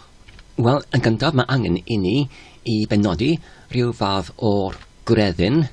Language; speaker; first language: Welsh; non-native, fluent; English